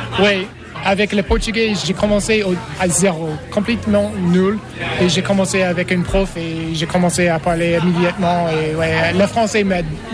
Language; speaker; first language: French; non-native, learner; English